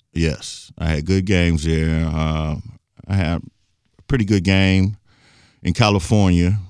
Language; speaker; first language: English; native; English